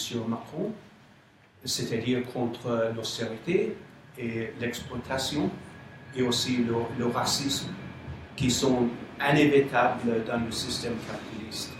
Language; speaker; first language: French; non-native, fluent; English